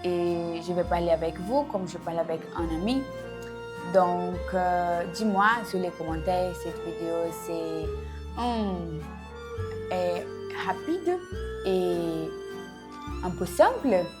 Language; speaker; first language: French; non-native, learner; Portuguese